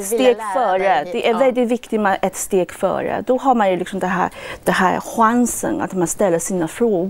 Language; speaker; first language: Swedish; non-native, fluent; Chinese